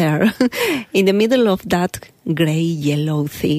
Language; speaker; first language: English; non-native, learner; Spanish